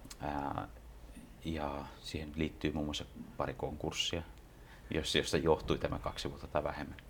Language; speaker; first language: Finnish; native; Finnish